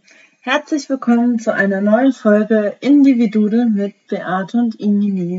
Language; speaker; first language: German; native; German